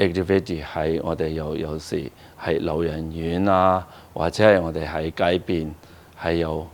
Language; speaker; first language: Cantonese; non-native, fluent; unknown